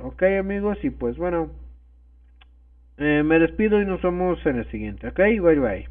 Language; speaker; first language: Spanish; native; Spanish